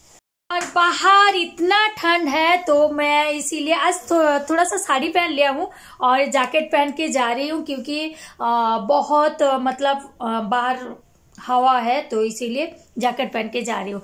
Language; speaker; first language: Hindi; non-native, local second language; Bangla